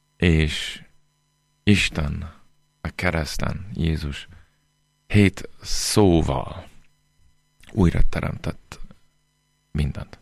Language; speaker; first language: Hungarian; non-native, fluent; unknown